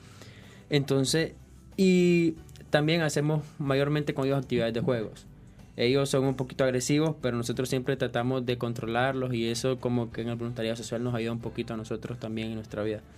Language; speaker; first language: Spanish; native; Spanish